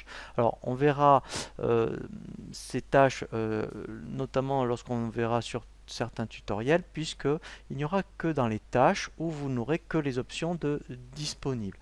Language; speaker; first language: French; native; French